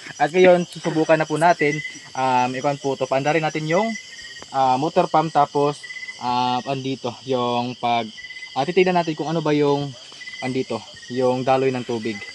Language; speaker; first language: Filipino; native; Filipino